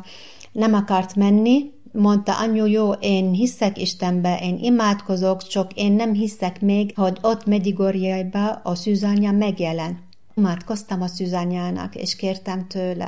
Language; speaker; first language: Hungarian; non-native, learner; Arabic